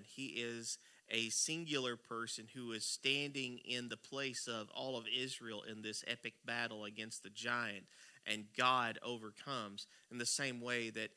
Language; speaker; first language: English; native; English